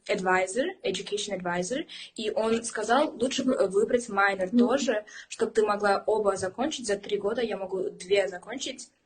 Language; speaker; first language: Russian; early bilingual, heritage; English